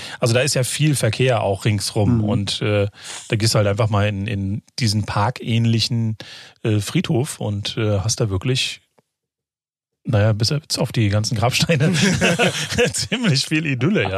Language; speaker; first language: German; native; German